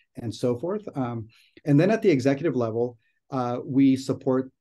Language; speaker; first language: English; native; English